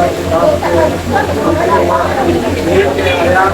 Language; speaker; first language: Hindi; non-native, local second language; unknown